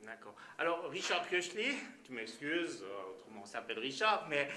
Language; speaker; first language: French; native; French